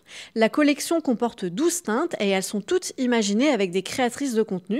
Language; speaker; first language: French; native; French